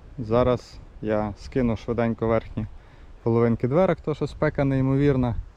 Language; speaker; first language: Ukrainian; non-native, local second language; Russian